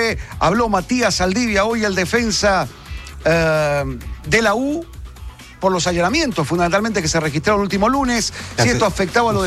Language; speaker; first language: Spanish; native; Spanish